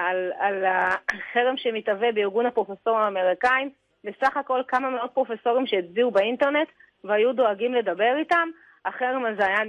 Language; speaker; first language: Hebrew; native; Hebrew